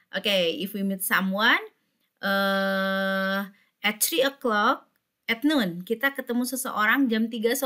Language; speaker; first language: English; non-native, fluent; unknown